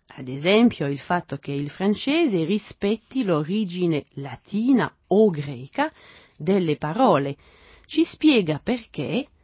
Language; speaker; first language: Italian; non-native, fluent; French